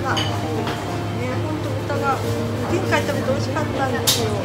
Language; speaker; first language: Japanese; native; Japanese